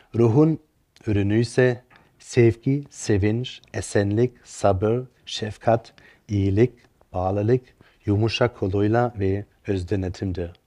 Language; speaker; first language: Turkish; non-native, fluent; German